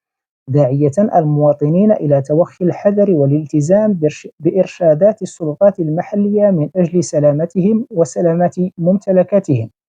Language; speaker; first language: Arabic; native; Arabic